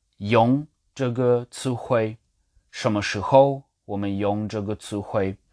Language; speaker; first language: Chinese; non-native, learner; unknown